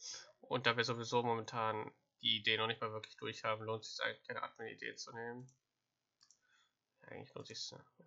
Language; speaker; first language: German; native; German